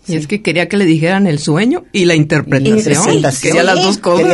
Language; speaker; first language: Spanish; native; Spanish